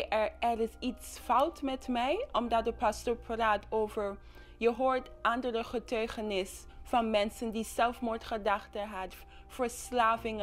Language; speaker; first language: Dutch; non-native, local second language; English